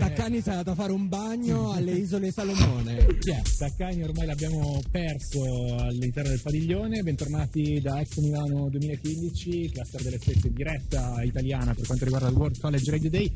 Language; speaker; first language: Italian; native; Italian